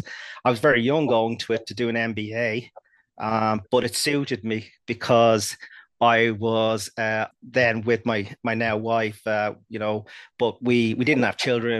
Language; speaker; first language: English; native; English